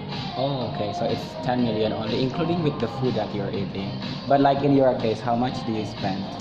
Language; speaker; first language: English; non-native, fluent; Indonesian